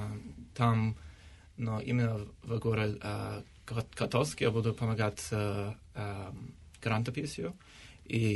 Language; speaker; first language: Ukrainian; non-native, learner; English